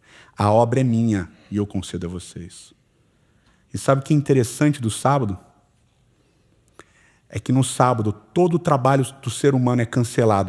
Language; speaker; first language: Portuguese; native; Portuguese